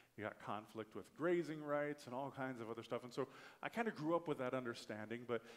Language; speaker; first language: English; native; English